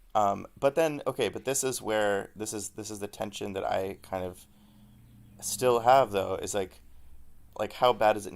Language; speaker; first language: English; native; English